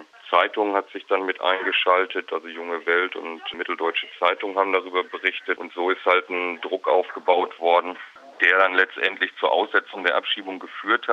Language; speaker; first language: German; native; German